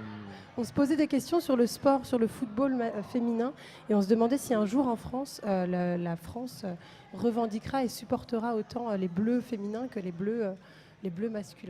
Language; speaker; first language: French; native; French